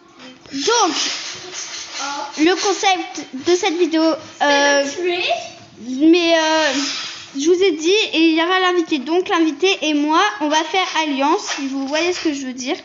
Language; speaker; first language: French; native; French